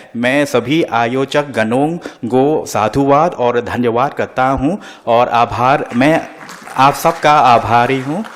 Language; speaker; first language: Hindi; non-native, fluent; Thai